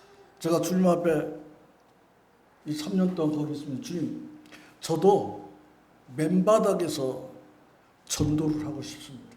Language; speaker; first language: Korean; native; Korean